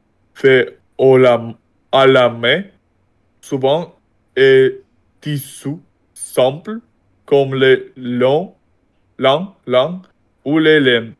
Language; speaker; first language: French; non-native, learner; Russian